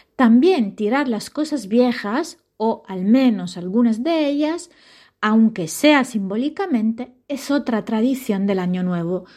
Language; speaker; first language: Spanish; non-native, fluent; Italian